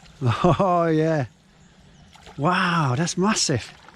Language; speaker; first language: English; non-native, learner; Turkish